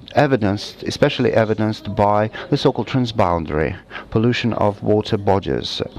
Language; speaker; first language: English; non-native, fluent; Russian